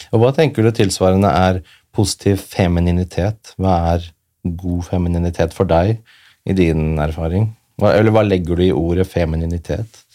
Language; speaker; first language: Norwegian; native; Norwegian